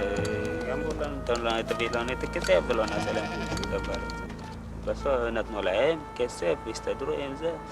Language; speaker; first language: Hebrew; non-native, learner; Amharic